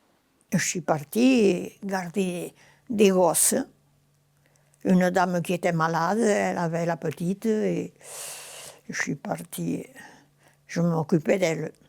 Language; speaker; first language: French; non-native, local second language; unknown